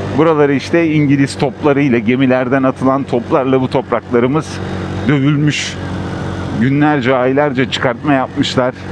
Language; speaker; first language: Turkish; early bilingual, heritage; Turkish